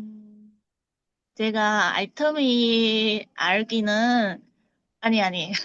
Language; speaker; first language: Korean; non-native, learner; Chinese